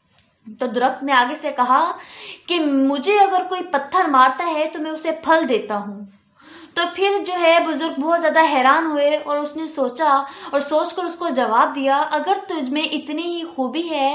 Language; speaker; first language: Urdu; native; Urdu